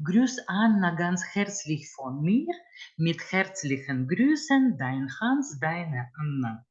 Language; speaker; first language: German; non-native, fluent; Lithuanian